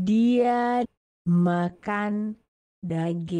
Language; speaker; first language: Indonesian; non-native, learner; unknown